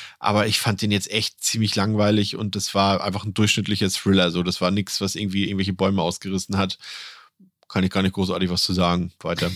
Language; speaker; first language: German; native; German